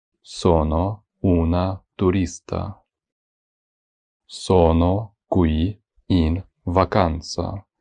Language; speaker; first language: Italian; non-native, fluent; Ukrainian